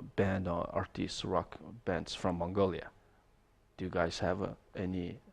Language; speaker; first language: English; non-native, learner; Mongolian